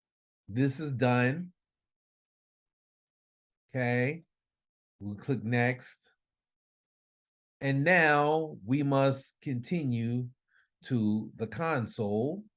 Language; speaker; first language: English; native; English